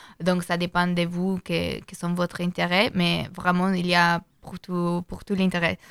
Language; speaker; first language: French; non-native, learner; Italian